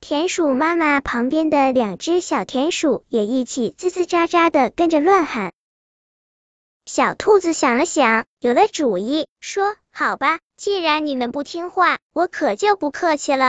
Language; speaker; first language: Chinese; native; Chinese